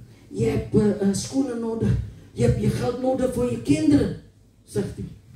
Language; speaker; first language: Dutch; non-native, learner; Indonesian